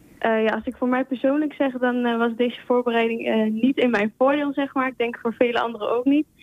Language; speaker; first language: Dutch; early bilingual, other home language; Spanish